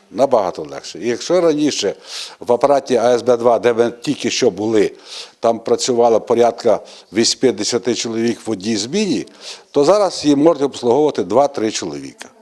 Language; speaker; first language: Ukrainian; native; Ukrainian